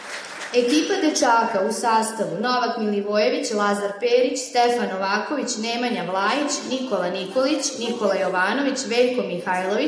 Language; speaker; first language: Serbian; native; Serbian